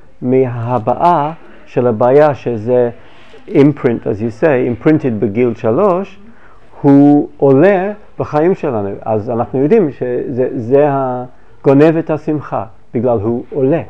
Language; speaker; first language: Hebrew; non-native, fluent; English